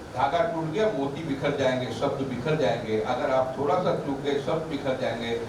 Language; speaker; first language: Hindi; non-native, local second language; Marathi